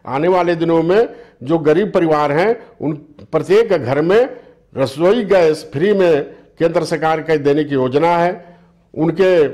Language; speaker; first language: Hindi; native; Hindi